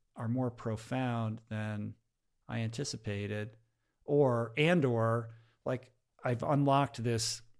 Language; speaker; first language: English; native; English